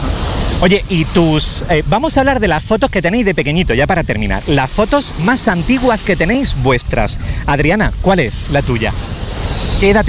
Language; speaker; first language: Spanish; native; Spanish